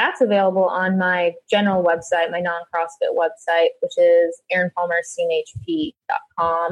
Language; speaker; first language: English; native; English